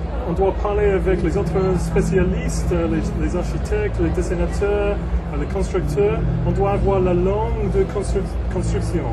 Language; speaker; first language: French; non-native, learner; English